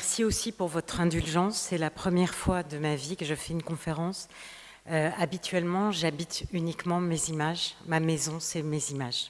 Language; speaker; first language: French; native; French